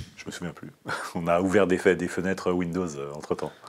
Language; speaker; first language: French; native; French